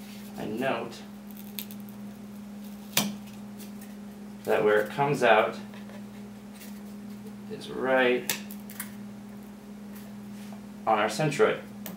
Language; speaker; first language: English; native; English